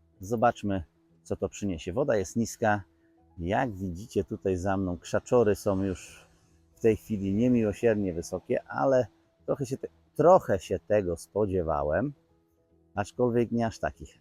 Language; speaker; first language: Polish; native; Polish